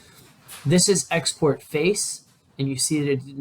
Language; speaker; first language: English; native; English